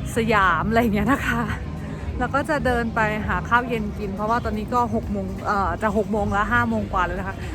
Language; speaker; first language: Thai; native; Thai